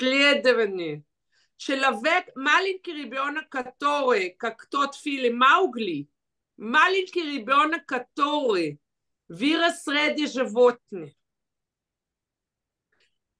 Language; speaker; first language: Russian; early bilingual, heritage; Russian